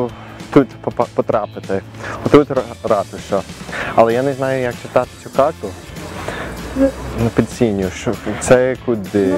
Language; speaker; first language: Ukrainian; early bilingual, heritage; Ukrainian